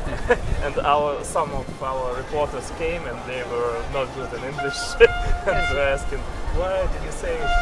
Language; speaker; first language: English; non-native, learner; Russian